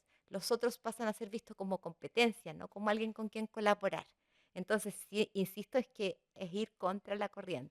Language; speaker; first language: Spanish; native; Spanish